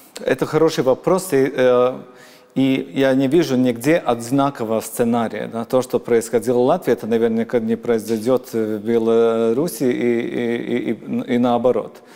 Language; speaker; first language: Russian; non-native, local second language; Latvian